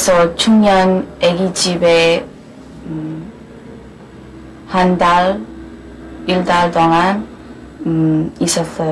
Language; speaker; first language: Korean; early bilingual, heritage; English